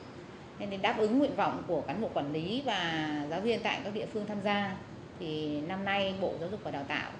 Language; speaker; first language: Vietnamese; native; Vietnamese